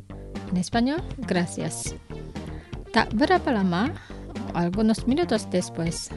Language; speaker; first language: Spanish; non-native, fluent; Indonesian